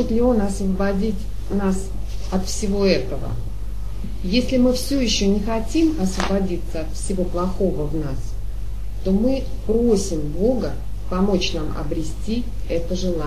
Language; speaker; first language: Russian; native; Russian